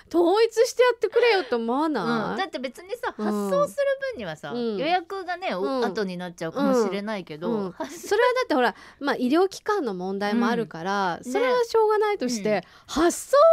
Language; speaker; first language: Japanese; native; Japanese